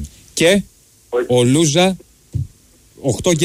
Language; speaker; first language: Greek; native; Greek